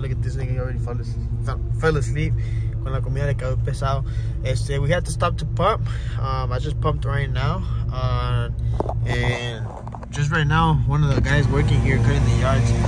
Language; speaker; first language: English; early bilingual, other home language; Spanish